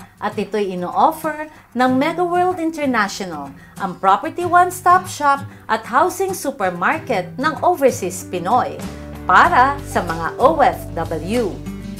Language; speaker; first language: Filipino; native; Filipino